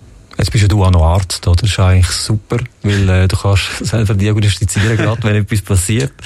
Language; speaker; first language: German; native; German